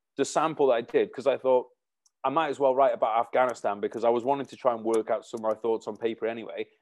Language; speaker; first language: English; native; English